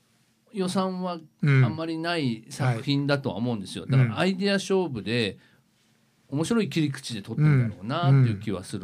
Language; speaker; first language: Japanese; native; Japanese